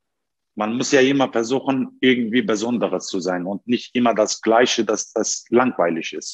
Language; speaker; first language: German; non-native, learner; Turkish